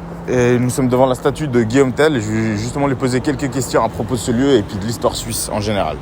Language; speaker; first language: French; native; French